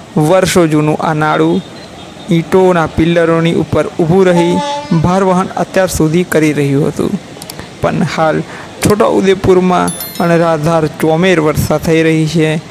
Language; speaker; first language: Gujarati; native; Gujarati